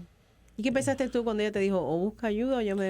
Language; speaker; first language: Spanish; native; Spanish